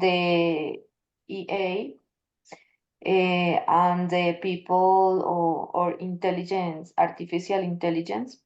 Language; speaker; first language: English; non-native, learner; Spanish